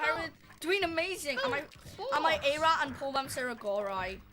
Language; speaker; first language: Welsh; non-native, local second language; English